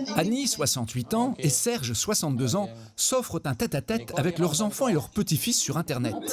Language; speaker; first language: French; native; French